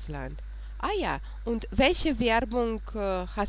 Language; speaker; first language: German; non-native, fluent; Russian